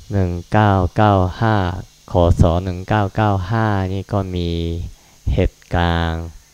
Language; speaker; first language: Thai; non-native, fluent; Japanese